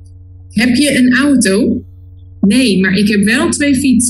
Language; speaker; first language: Dutch; non-native, learner; Spanish